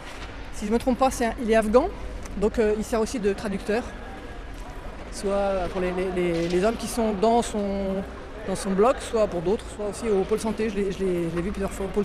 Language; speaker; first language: French; native; French